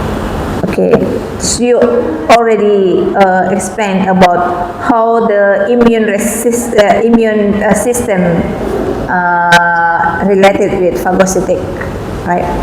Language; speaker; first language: English; non-native, fluent; Indonesian